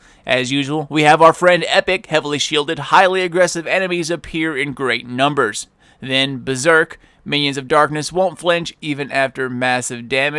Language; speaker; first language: English; native; English